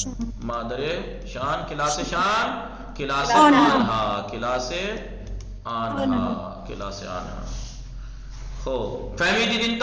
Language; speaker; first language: Persian; non-native, fluent; Urdu